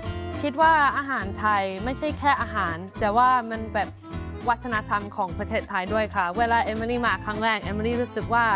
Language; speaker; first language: Thai; non-native, fluent; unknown